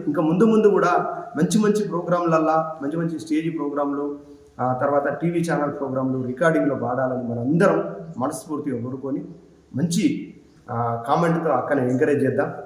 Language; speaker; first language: Telugu; native; Telugu